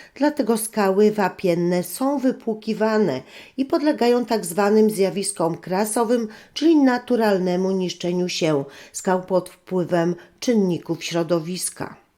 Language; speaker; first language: Polish; native; Polish